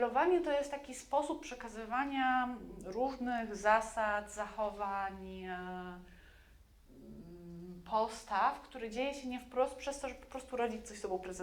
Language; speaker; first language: Polish; native; Polish